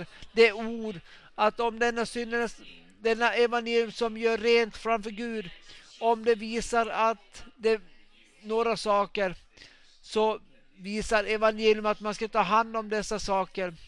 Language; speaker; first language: Swedish; non-native, local second language; Finnish